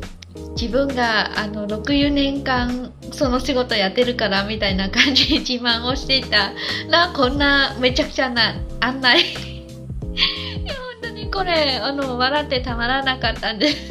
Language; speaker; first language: Japanese; non-native, fluent; Khmer